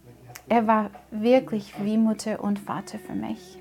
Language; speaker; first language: German; non-native, fluent; English